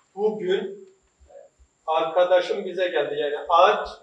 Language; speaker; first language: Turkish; non-native, fluent; Urdu